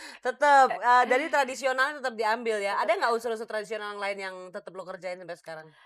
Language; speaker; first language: Indonesian; native; Indonesian